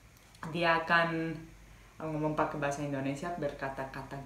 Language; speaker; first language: Indonesian; non-native, fluent; Spanish